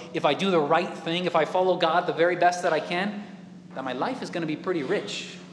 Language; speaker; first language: English; native; English